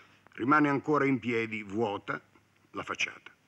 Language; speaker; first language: Italian; native; Italian